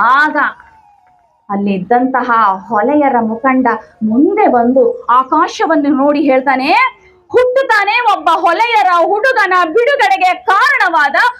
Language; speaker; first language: Kannada; non-native, local second language; Tamil